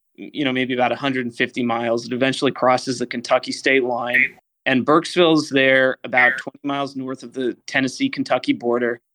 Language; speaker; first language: English; native; English